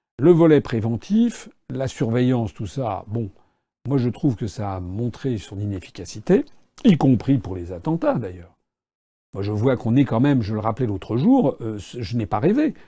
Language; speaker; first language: French; native; French